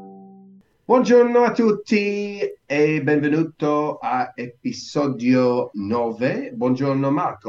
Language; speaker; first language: Italian; non-native, learner; English